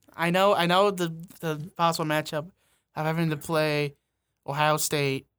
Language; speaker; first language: English; native; English